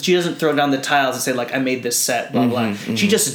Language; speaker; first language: English; early bilingual, other home language; Filipino